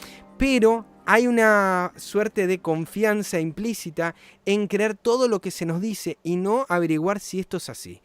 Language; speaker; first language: Spanish; native; Spanish